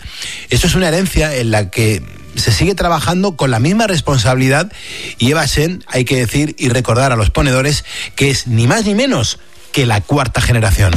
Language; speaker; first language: Spanish; native; Spanish